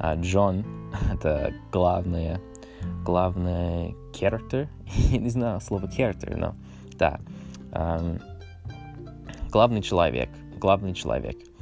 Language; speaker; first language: Russian; non-native, learner; English